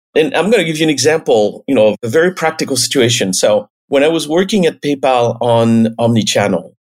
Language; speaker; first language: English; non-native, fluent; French